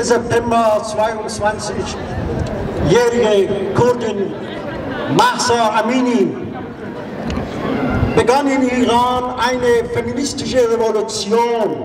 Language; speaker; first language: German; non-native, fluent; Persian